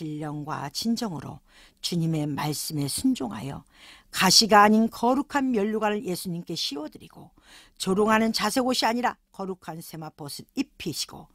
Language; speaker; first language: Korean; native; Korean